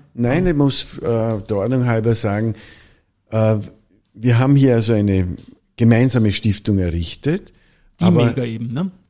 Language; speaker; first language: German; native; German